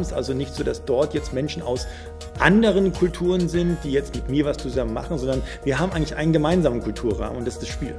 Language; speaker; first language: German; native; German